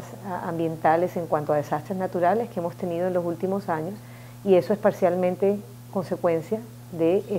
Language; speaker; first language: Spanish; native; Spanish